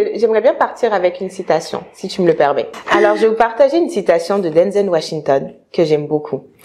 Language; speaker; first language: French; non-native, local second language; Bambara